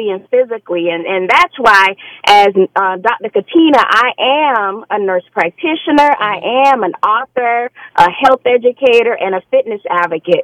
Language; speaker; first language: English; native; English